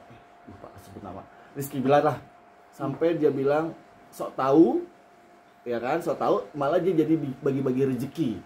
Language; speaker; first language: Indonesian; native; Indonesian